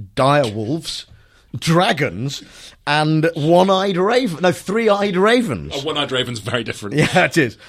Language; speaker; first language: English; native; English